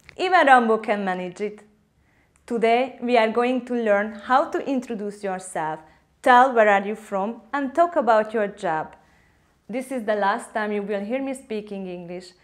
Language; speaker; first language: English; non-native, fluent; Hungarian